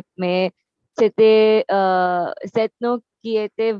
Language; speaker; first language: French; non-native, learner; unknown